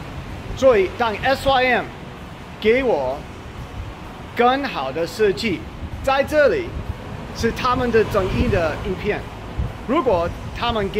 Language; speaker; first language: Chinese; non-native, learner; English